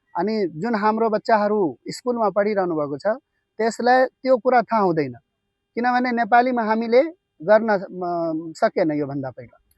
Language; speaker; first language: Nepali; non-native, local second language; Urdu